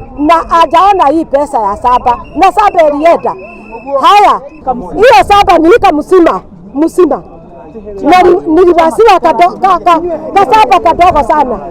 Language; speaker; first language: Swahili; non-native, local second language; Kikuyu